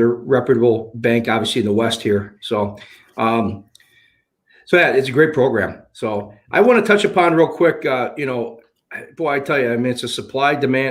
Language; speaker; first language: English; native; English